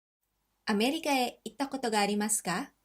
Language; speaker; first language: Japanese; non-native, fluent; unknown